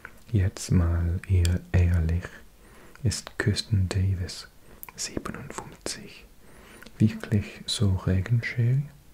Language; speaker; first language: German; non-native, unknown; English